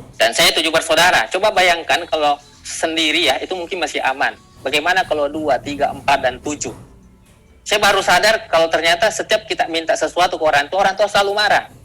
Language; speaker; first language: Indonesian; non-native, local second language; Buginese